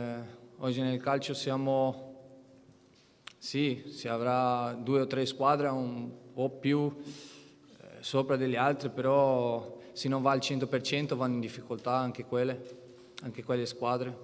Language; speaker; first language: Italian; non-native, fluent; Portuguese